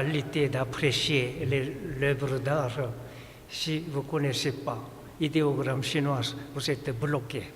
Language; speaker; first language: French; non-native, fluent; Korean